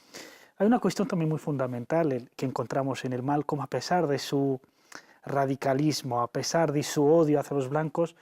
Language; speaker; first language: Spanish; native; Spanish